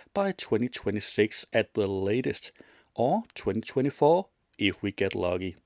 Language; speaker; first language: English; non-native, fluent; Danish